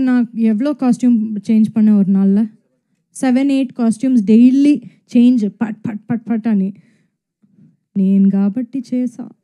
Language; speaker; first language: Telugu; non-native, fluent; Tamil